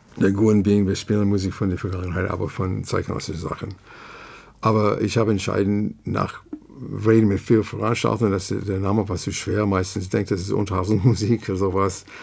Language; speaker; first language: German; non-native, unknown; English